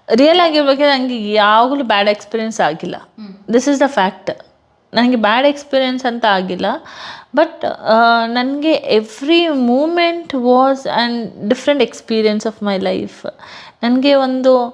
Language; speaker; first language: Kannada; non-native, local second language; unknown